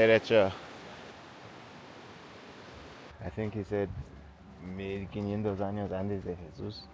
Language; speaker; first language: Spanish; non-native, fluent; English